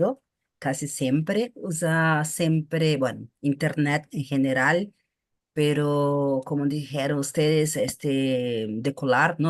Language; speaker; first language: Spanish; non-native, fluent; Portuguese